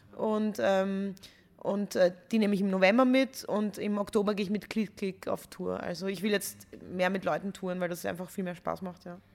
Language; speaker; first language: German; native; German